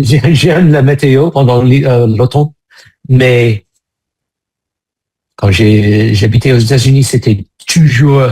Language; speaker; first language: French; non-native, fluent; English